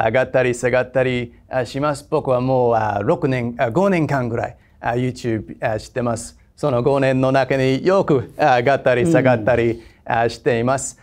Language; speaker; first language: Japanese; non-native, fluent; English